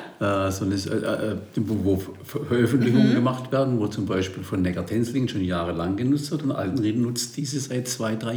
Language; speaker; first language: German; native; German